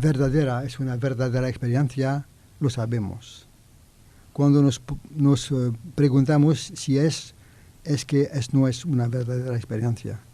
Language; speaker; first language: Spanish; non-native, learner; French